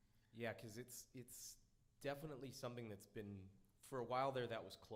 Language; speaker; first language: English; native; English